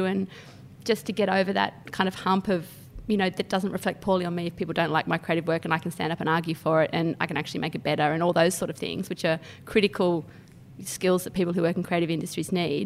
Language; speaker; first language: English; native; English